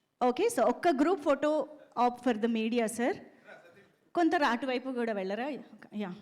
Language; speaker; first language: Telugu; native; Telugu